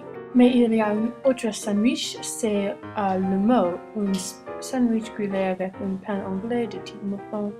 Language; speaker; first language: French; non-native, learner; English